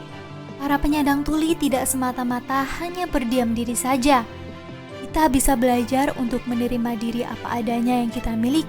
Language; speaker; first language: Indonesian; native; Indonesian